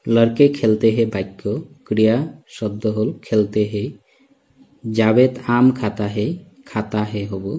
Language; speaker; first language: Hindi; non-native, local second language; Assamese